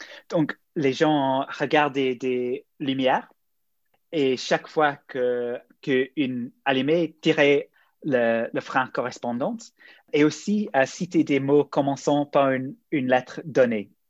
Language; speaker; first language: French; non-native, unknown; English